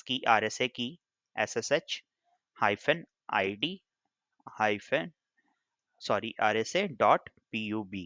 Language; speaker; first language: English; non-native, local second language; Hindi